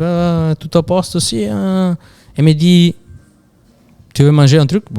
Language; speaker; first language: French; non-native, fluent; Italian